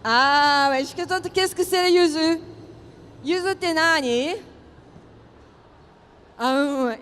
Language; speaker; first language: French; non-native, fluent; Japanese